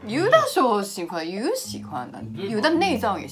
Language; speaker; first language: Chinese; non-native, fluent; Japanese